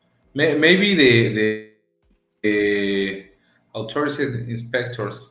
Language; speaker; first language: English; non-native, learner; Spanish